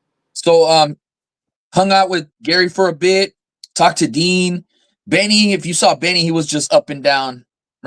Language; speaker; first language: English; native; English